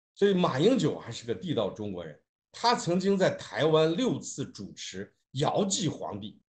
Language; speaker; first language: Chinese; native; Chinese